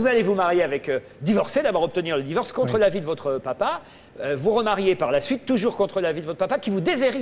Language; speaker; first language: French; native; French